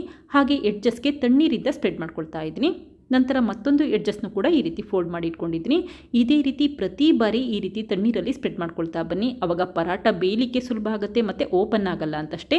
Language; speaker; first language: Kannada; native; Kannada